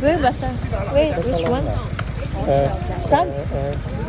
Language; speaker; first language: English; non-native, local second language; Filipino